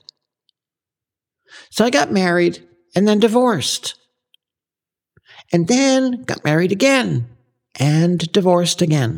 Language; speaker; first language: English; native; English